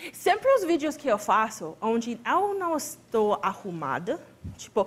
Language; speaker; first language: Portuguese; non-native, fluent; English